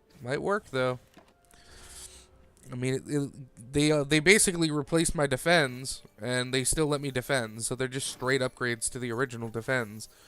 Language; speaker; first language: English; native; English